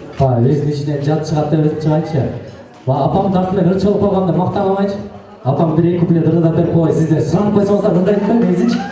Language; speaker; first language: Kyrgyz; native; Kyrgyz